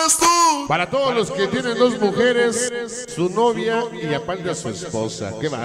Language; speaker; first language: Spanish; native; Spanish